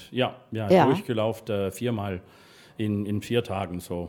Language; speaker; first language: German; non-native, learner; English